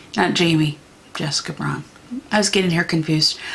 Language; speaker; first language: English; native; English